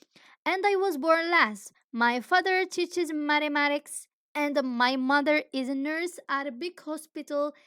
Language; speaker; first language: English; non-native, fluent; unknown